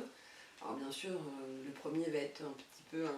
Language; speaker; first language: French; native; French